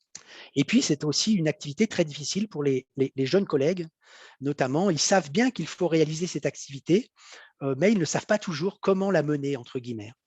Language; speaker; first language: French; native; French